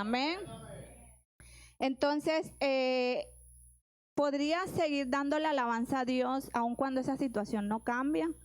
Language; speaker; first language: Spanish; native; Spanish